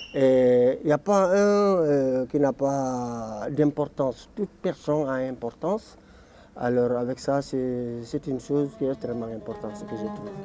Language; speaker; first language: French; non-native, local second language; Fula